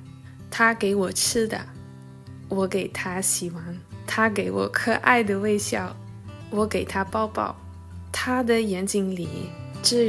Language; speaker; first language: Chinese; non-native, fluent; Dutch